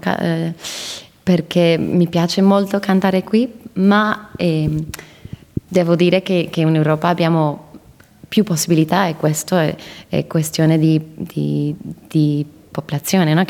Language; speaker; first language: Italian; non-native, fluent; English